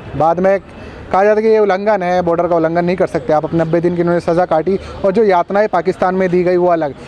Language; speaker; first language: Hindi; native; Hindi